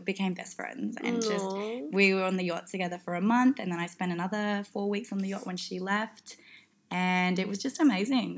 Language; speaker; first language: English; native; English